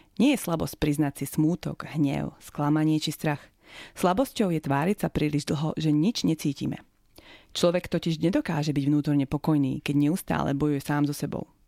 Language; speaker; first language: Slovak; native; Slovak